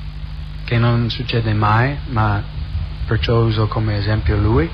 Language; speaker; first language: Italian; non-native, fluent; English